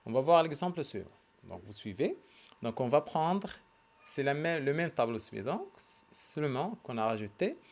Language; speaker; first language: French; non-native, local second language; Arabic